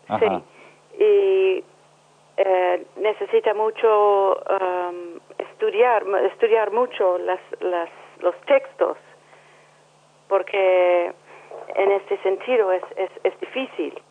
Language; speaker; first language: Spanish; non-native, learner; English